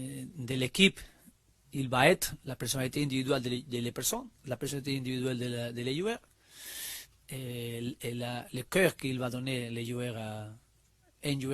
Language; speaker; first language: French; non-native, learner; Spanish